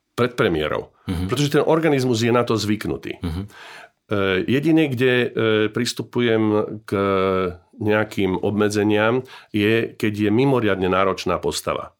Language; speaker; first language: Slovak; native; Slovak